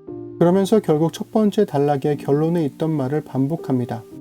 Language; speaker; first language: Korean; native; Korean